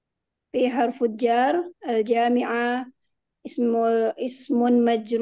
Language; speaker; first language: Arabic; non-native, learner; Indonesian